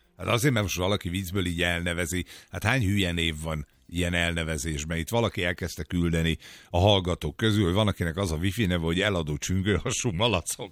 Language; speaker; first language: Hungarian; native; Hungarian